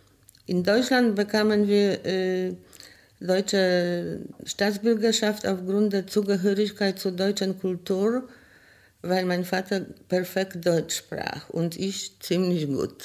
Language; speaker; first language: German; non-native, fluent; Polish